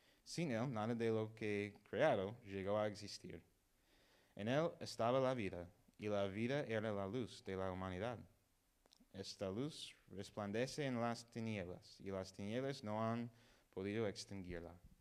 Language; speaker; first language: Spanish; non-native, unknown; English